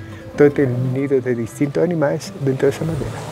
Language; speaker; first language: Portuguese; non-native, fluent; Spanish